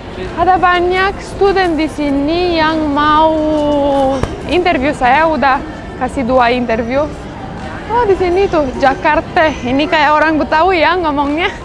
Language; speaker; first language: Indonesian; non-native, fluent; Romanian